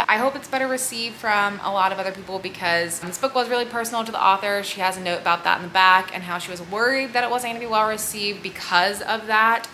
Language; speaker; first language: English; native; English